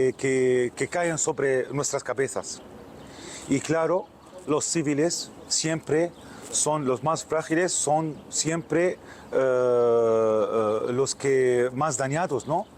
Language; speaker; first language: Spanish; non-native, fluent; Arabic